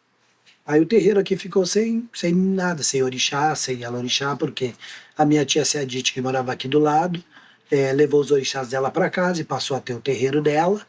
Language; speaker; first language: Portuguese; native; Portuguese